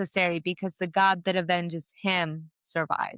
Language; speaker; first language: English; native; English